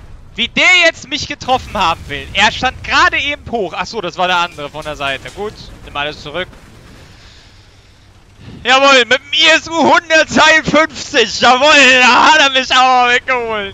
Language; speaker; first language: German; native; German